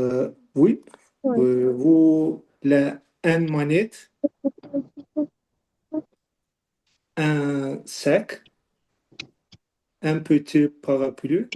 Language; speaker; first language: French; non-native, learner; Azerbaijani